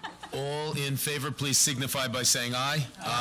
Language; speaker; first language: English; native; English